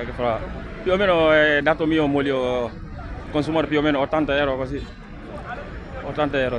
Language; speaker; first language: Italian; non-native, learner; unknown